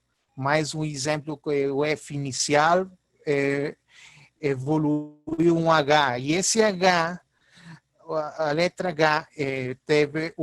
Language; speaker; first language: Portuguese; early bilingual, heritage; Portuguese